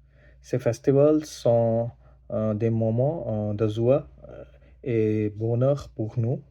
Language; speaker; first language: French; non-native, learner; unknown